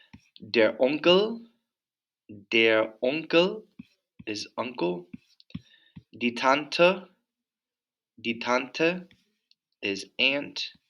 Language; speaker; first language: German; non-native, fluent; English